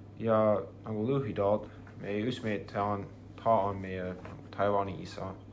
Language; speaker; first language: Estonian; non-native, learner; English